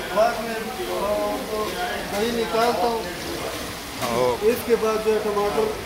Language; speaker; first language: Urdu; non-native, local second language; Pashto